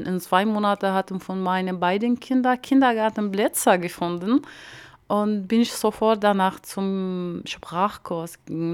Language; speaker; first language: German; non-native, learner; Arabic